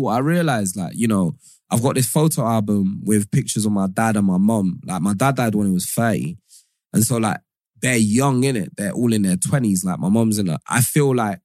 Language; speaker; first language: English; non-native, local second language; Yoruba